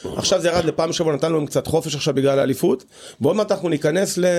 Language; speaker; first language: Hebrew; native; Hebrew